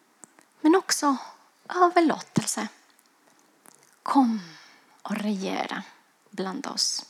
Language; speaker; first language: Swedish; non-native, fluent; Spanish